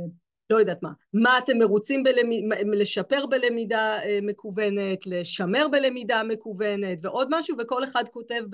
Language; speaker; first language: Hebrew; native; Hebrew